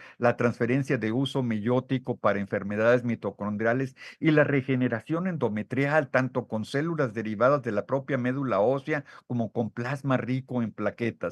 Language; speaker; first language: Spanish; native; Spanish